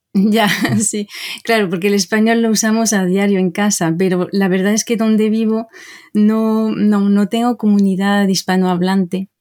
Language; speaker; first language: Spanish; non-native, fluent; French